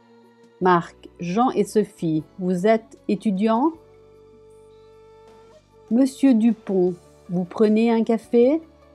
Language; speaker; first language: French; non-native, fluent; Italian